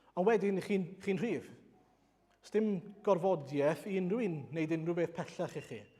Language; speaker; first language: Welsh; native; Welsh